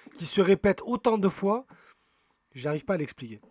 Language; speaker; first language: French; native; French